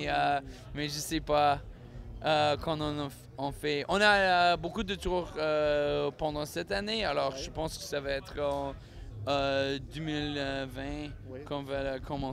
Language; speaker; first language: French; non-native, learner; English